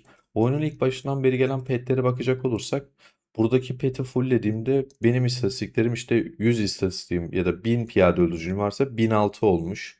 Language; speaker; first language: Turkish; native; Turkish